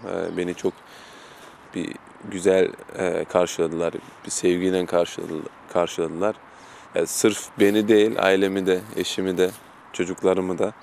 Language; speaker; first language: Turkish; early bilingual, heritage; German